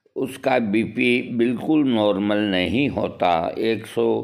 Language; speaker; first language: Hindi; native; Hindi